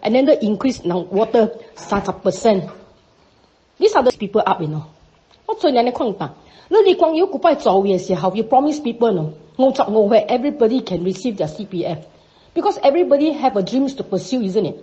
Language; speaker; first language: English; non-native, local second language; Min Nan Chinese